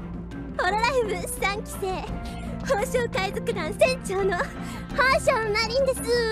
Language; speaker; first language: Japanese; native; Japanese